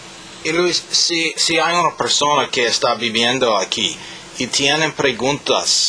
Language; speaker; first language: Spanish; non-native, learner; English